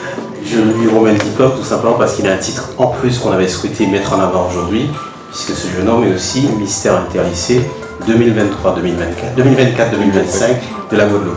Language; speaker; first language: French; native; French